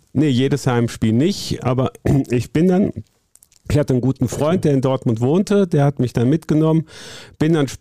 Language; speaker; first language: German; native; German